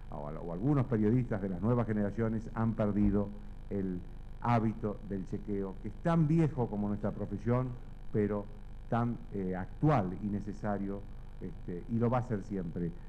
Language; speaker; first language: Spanish; native; Spanish